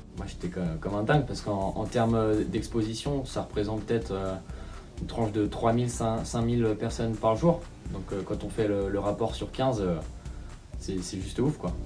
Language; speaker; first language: French; native; French